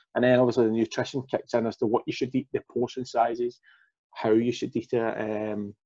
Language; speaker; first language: English; native; English